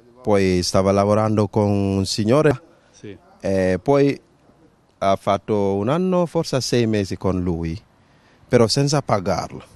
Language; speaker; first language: Italian; non-native, learner; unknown